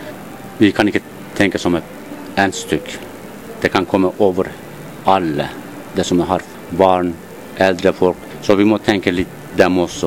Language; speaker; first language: Norwegian; non-native, learner; Turkish